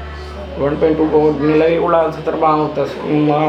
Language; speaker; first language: Filipino; non-native, learner; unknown